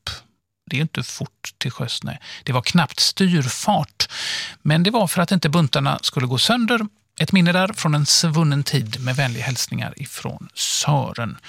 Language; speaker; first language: Swedish; native; Swedish